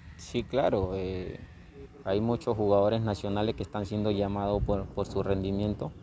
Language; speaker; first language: Spanish; native; Spanish